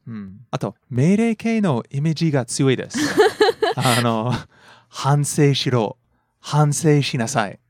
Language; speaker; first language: Japanese; non-native, fluent; English